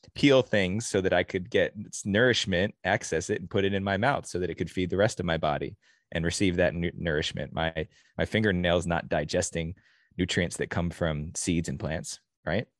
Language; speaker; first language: English; native; English